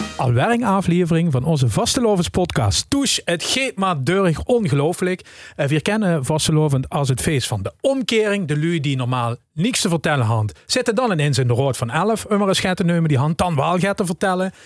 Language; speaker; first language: Dutch; native; Dutch